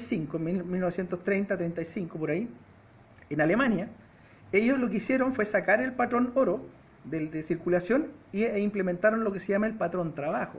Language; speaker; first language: Spanish; native; Spanish